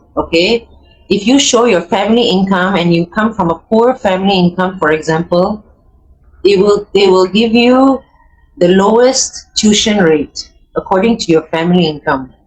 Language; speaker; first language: English; non-native, fluent; Italian